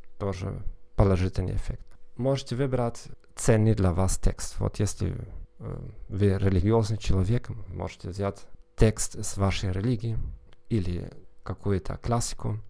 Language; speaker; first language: Russian; non-native, fluent; German